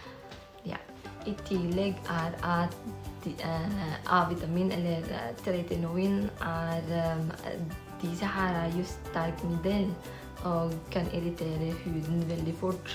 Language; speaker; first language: Norwegian; non-native, fluent; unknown